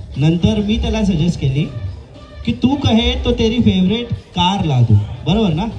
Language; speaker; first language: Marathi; non-native, local second language; Gujarati